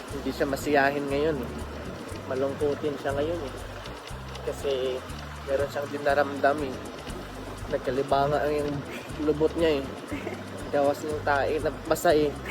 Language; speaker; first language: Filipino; non-native, local second language; Cebuano